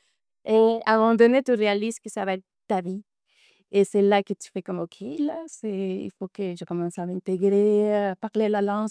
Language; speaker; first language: French; non-native, fluent; Spanish